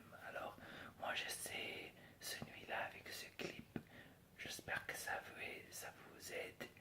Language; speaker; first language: French; non-native, fluent; English